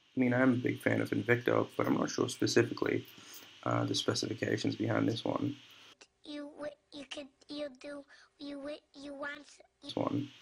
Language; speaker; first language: English; native; English